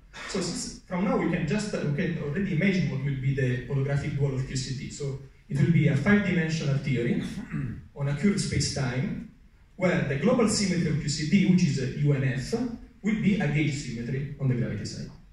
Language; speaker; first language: English; non-native, fluent; Italian